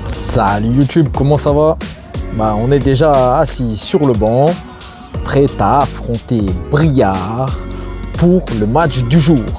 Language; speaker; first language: French; native; French